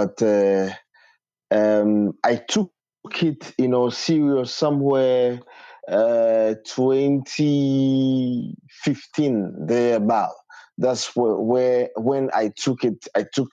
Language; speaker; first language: English; non-native, local second language; Ewe